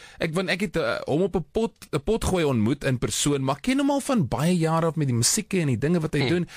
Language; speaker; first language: Afrikaans; native; Afrikaans